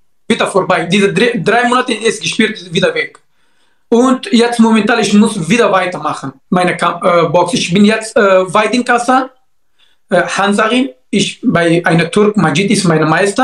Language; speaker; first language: German; non-native, learner; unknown